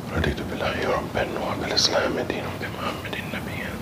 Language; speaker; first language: Arabic; non-native, learner; English